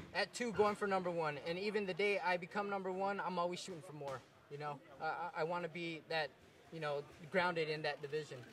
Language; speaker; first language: English; native; English